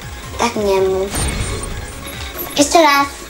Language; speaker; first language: Polish; early bilingual, heritage; Polish